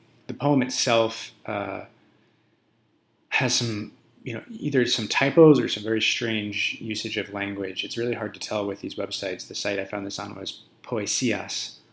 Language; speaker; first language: English; native; English